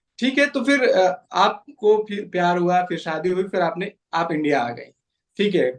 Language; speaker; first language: Hindi; native; Hindi